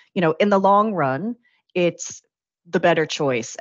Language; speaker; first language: English; native; English